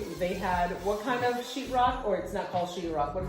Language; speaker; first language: English; native; English